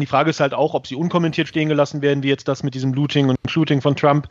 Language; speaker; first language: German; native; German